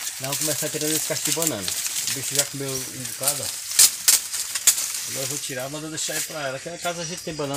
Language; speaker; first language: Portuguese; native; Portuguese